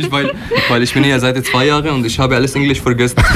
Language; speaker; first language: German; non-native, local second language; Arabic